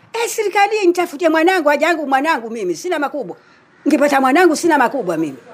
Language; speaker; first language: Swahili; native; Swahili